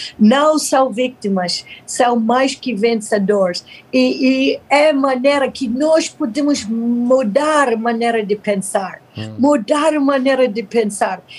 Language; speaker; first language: Portuguese; non-native, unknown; English